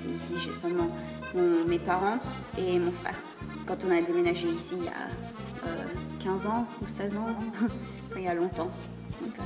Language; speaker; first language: French; early bilingual, heritage; French